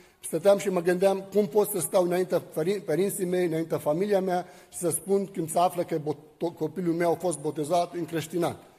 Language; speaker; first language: Romanian; non-native, fluent; Arabic